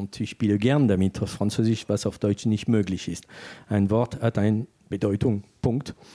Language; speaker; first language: German; non-native, fluent; French